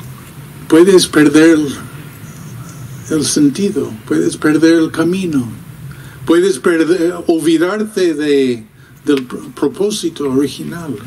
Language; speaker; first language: Spanish; non-native, fluent; English